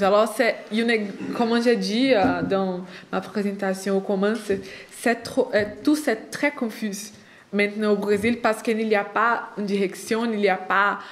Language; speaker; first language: French; non-native, fluent; Portuguese